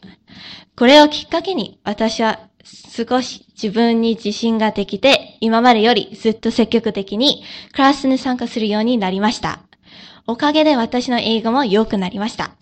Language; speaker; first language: Japanese; non-native, learner; Korean